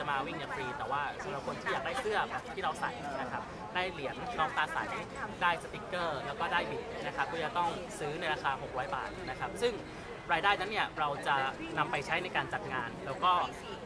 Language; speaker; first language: Thai; native; Thai